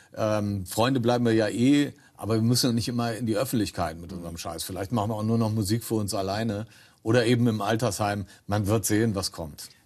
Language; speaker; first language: German; native; German